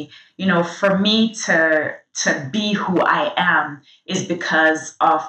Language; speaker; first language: English; non-native, local second language; Shona